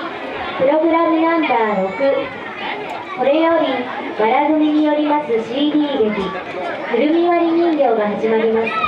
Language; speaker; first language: Japanese; native; Japanese